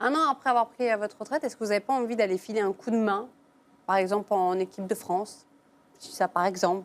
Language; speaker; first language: French; native; French